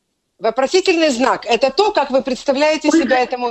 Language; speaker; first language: Russian; native; Russian